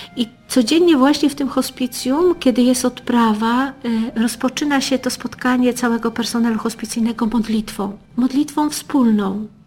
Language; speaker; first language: Polish; native; Polish